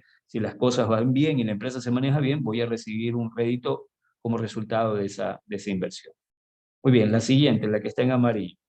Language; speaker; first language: Spanish; native; Spanish